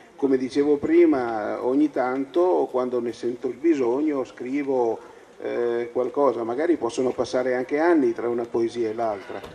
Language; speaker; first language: Italian; native; Italian